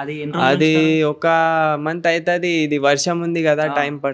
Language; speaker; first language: Telugu; non-native, local second language; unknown